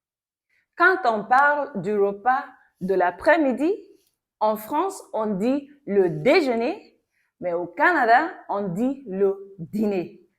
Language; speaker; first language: French; non-native, local second language; Yoruba